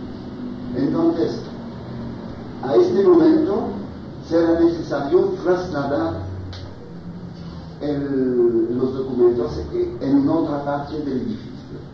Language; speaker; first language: Spanish; non-native, fluent; French